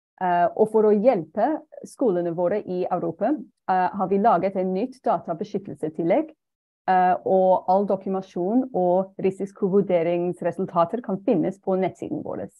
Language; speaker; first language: Norwegian; non-native, fluent; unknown